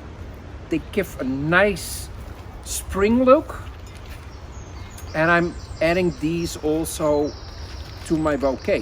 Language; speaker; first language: English; non-native, fluent; Dutch